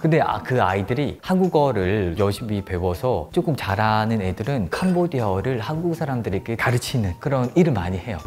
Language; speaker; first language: Korean; non-native, fluent; Khmer